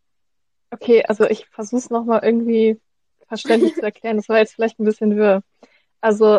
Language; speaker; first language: German; native; German